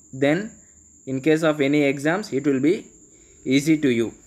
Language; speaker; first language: English; non-native, local second language; Telugu